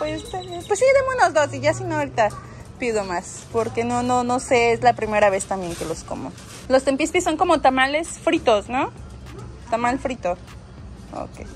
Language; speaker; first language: Spanish; native; Spanish